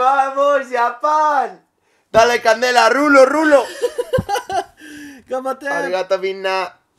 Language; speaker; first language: Japanese; non-native, learner; Spanish